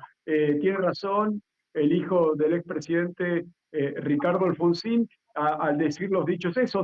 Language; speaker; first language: Spanish; native; Spanish